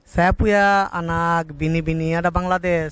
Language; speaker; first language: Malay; non-native, learner; Bangla